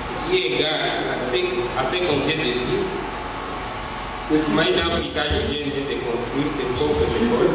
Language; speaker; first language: French; non-native, local second language; Swahili